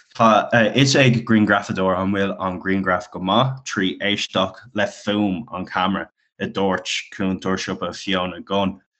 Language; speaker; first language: Irish; non-native, local second language; English